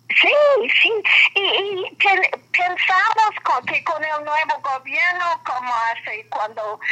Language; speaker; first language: Spanish; non-native, fluent; English